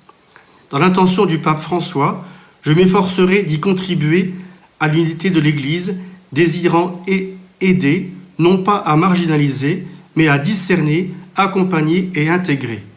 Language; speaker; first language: French; native; French